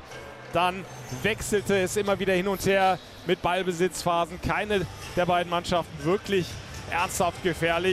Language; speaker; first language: German; native; German